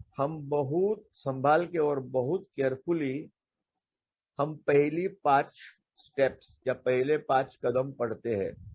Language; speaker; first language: Hindi; non-native, local second language; Marathi